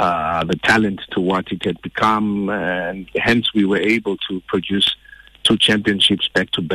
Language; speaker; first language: English; non-native, local second language; Xhosa